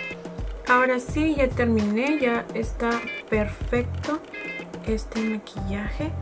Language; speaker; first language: Spanish; native; Spanish